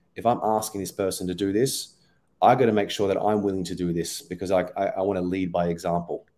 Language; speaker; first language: English; native; English